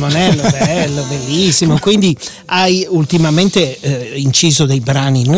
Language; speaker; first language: Italian; native; Italian